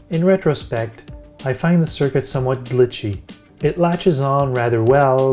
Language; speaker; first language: English; native; English